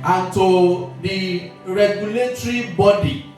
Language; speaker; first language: English; non-native, local second language; Yoruba